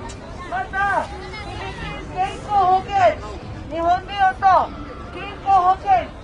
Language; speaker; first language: Japanese; non-native, fluent; Filipino